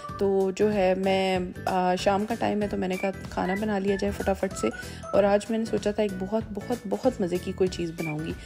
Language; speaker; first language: Urdu; native; Urdu